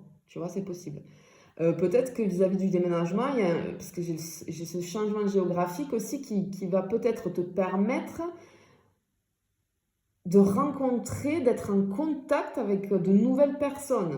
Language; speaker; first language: French; native; French